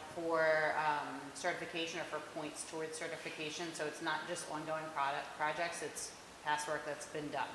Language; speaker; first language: English; native; English